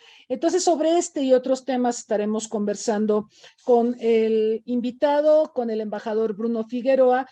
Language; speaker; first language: Spanish; native; Spanish